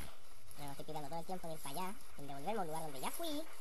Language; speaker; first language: Spanish; native; Spanish